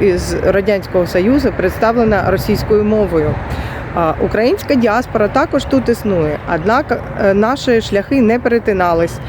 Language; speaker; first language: Ukrainian; non-native, local second language; Russian